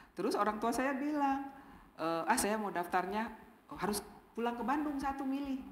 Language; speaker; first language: Indonesian; native; Indonesian